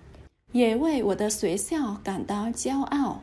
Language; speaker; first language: Chinese; non-native, learner; Vietnamese